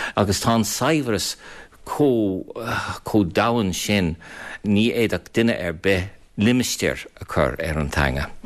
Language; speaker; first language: Irish; non-native, fluent; English